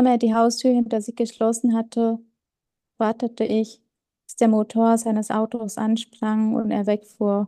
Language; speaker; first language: German; early bilingual, other home language; Vietnamese